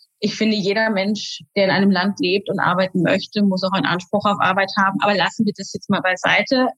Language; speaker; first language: German; native; German